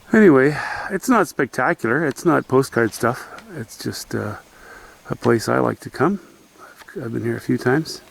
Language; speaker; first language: English; native; English